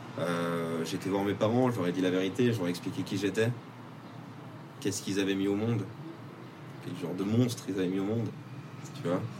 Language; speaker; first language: French; native; French